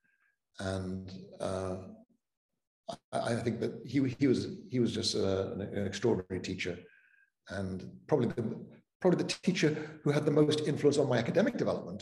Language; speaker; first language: English; non-native, local second language; Welsh